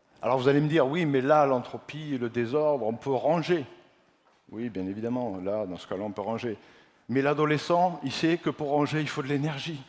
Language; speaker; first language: French; native; French